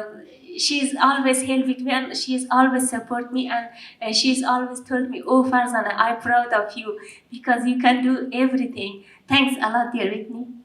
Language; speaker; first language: English; non-native, learner; Persian